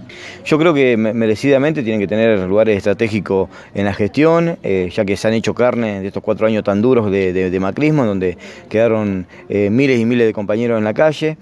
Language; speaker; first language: Spanish; native; Spanish